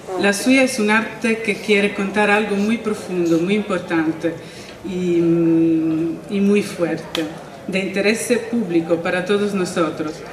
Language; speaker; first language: Spanish; non-native, fluent; Italian